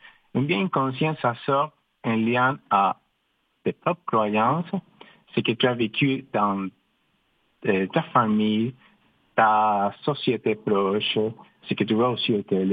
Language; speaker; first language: French; non-native, fluent; Spanish